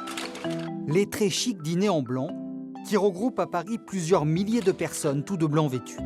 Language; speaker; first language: French; native; French